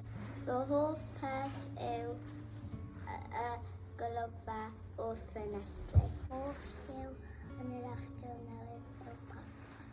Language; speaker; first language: Welsh; non-native, local second language; English